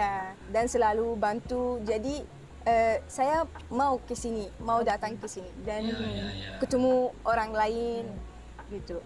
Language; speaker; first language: Indonesian; non-native, fluent; Arabic